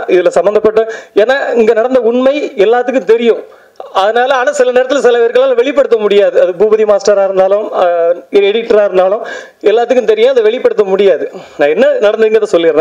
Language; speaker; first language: Tamil; native; Tamil